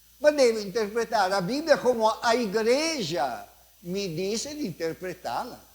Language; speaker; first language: Portuguese; non-native, fluent; Italian